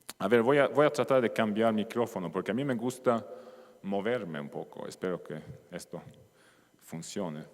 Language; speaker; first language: Spanish; non-native, fluent; Swedish